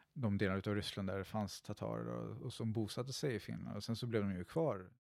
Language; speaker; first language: Swedish; native; Swedish